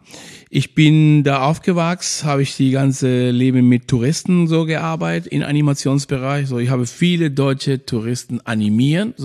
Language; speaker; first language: German; non-native, fluent; Spanish